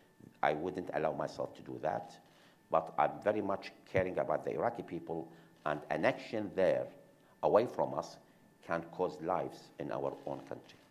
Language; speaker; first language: English; non-native, fluent; Arabic